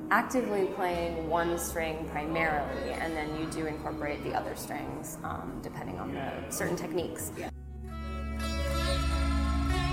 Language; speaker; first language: English; native; English